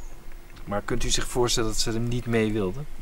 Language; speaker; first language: Dutch; native; Dutch